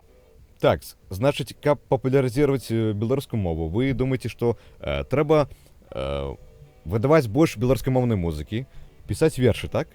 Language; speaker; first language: Belarusian; native; Belarusian